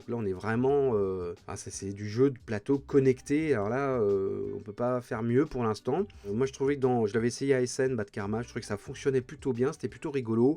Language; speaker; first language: French; native; French